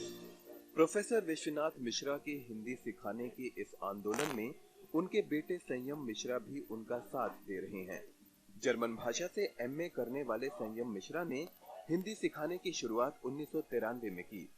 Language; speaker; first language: Hindi; native; Hindi